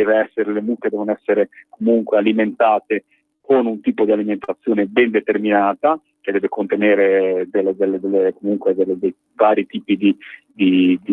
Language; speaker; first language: Italian; native; Italian